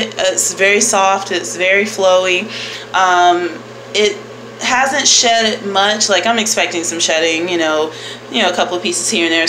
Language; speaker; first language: English; native; English